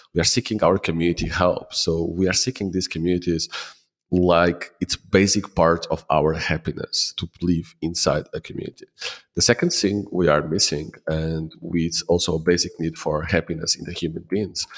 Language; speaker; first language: English; non-native, fluent; Portuguese